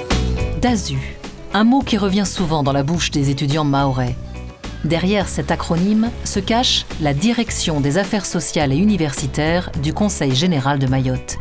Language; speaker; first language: French; native; French